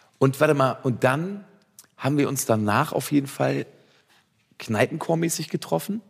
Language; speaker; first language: German; native; German